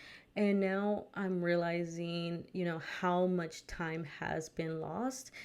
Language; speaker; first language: English; early bilingual, other home language; Spanish